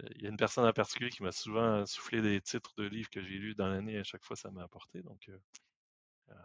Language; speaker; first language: French; native; French